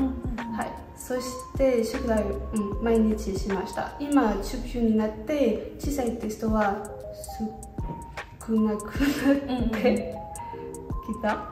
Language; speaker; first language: Japanese; non-native, learner; French